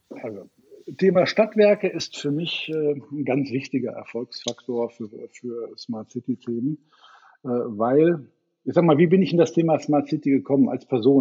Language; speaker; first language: German; native; German